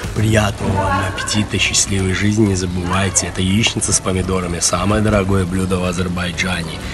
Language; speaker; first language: Russian; non-native, local second language; Azerbaijani